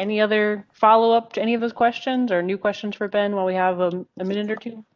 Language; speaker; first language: English; native; English